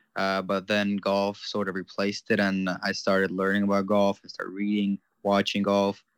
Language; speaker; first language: English; non-native, fluent; Ukrainian